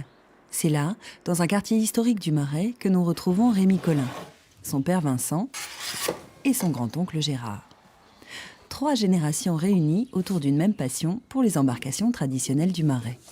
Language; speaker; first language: French; native; French